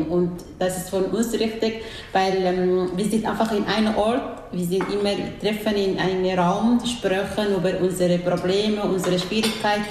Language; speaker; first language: German; non-native, learner; Arabic